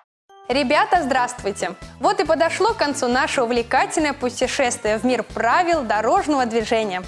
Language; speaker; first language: Russian; native; Russian